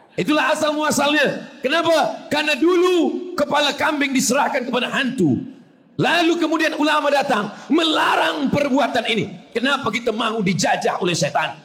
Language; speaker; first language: Malay; native; Malay